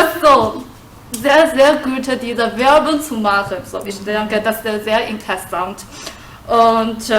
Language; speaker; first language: German; non-native, learner; Chinese